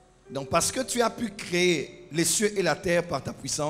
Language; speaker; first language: French; non-native, local second language; Lingala